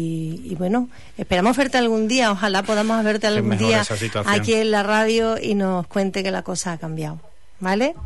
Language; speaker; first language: Spanish; native; Spanish